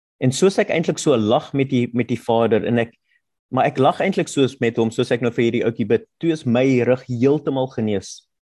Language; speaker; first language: Afrikaans; non-native, local second language; German